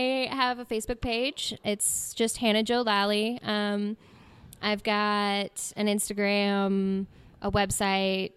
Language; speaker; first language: English; native; English